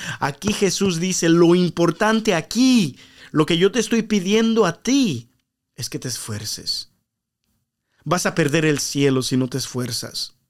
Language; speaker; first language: Spanish; early bilingual, heritage; Spanish